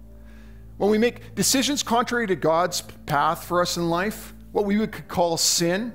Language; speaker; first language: English; native; English